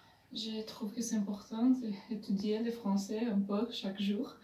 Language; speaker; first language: French; non-native, fluent; Portuguese